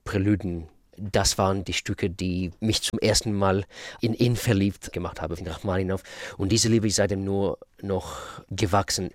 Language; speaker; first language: German; non-native, fluent; Russian